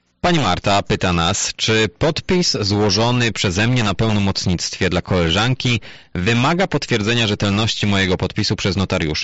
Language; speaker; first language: Polish; native; Polish